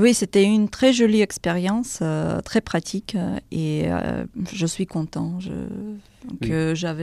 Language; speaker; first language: French; non-native, fluent; Russian